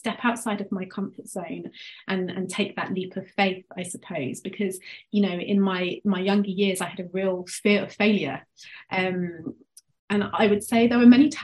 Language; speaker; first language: English; native; English